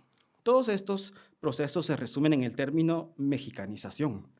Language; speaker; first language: Spanish; native; Spanish